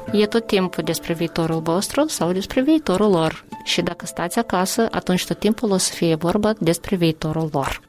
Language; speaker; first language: Romanian; non-native, fluent; Albanian